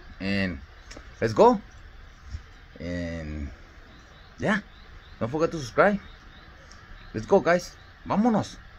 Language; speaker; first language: English; non-native, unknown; Spanish